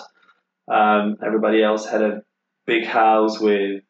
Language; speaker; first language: English; non-native, fluent; Polish